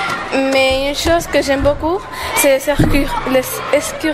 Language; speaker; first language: French; non-native, learner; Spanish